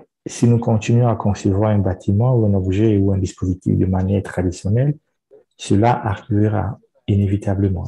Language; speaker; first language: French; non-native, fluent; Italian